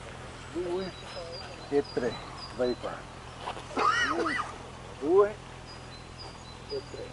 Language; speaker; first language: Italian; native; Italian